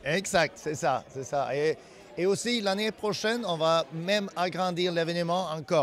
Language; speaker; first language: French; non-native, fluent; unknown